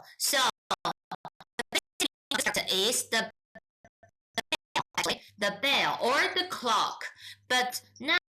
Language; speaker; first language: English; non-native, fluent; Chinese